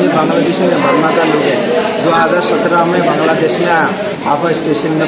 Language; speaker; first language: Hindi; non-native, learner; Rohingya